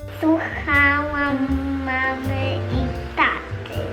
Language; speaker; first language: Polish; early bilingual, heritage; Polish